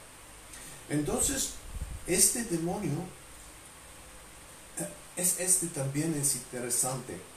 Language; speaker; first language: Spanish; non-native, fluent; Bulgarian